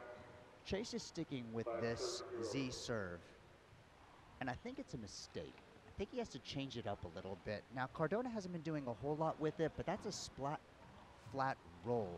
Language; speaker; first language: English; native; English